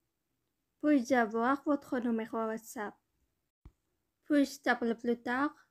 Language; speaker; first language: French; non-native, learner; Bangla